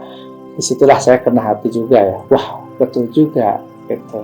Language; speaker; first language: Indonesian; non-native, local second language; Sundanese